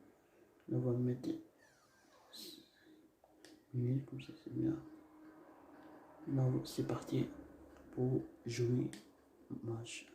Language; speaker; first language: French; non-native, learner; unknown